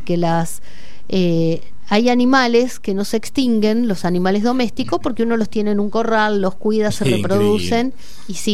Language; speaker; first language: Spanish; native; Spanish